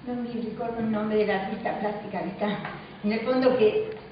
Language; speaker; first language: Italian; early bilingual, heritage; Italian